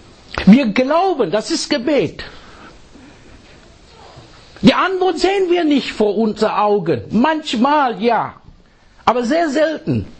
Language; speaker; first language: German; non-native, fluent; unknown